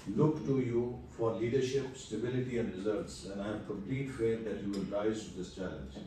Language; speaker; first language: English; non-native, local second language; Urdu